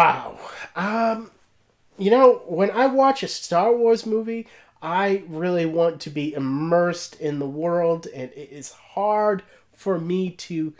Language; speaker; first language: English; native; English